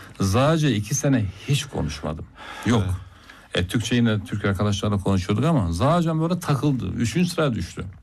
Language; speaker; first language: Turkish; non-native, local second language; Zaza